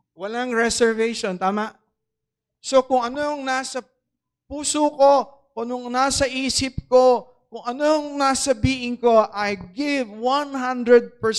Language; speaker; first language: Filipino; non-native, local second language; Cebuano